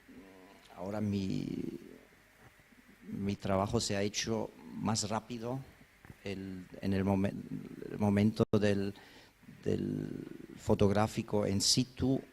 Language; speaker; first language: Spanish; non-native, fluent; German